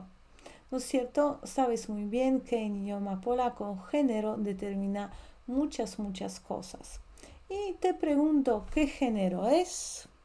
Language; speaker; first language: Spanish; non-native, fluent; Polish